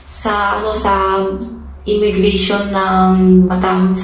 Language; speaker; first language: Filipino; non-native, learner; Chinese